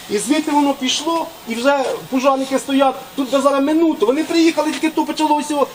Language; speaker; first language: Ukrainian; native; Ukrainian